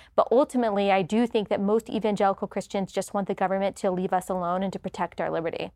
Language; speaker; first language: English; native; English